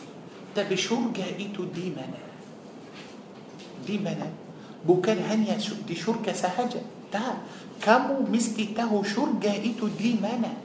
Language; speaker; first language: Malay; non-native, fluent; Arabic